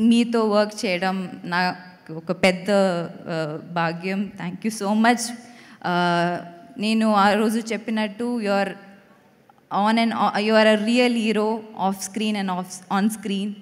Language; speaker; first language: Telugu; non-native, fluent; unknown